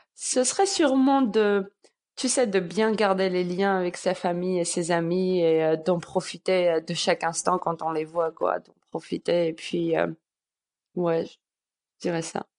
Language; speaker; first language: French; early bilingual, other home language; Georgian